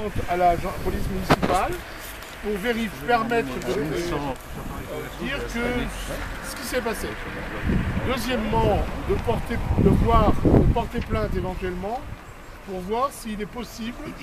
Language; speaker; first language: French; native; French